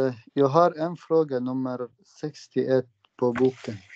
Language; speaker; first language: Swedish; non-native, learner; Arabic